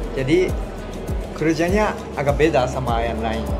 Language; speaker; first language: Indonesian; non-native, fluent; Japanese